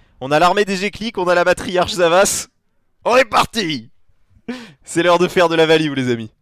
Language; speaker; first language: French; native; French